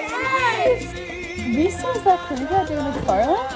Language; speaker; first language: Spanish; non-native, learner; English